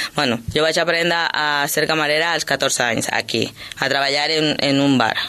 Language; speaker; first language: Catalan; early bilingual, other home language; Spanish